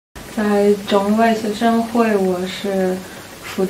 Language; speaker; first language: Chinese; non-native, learner; Russian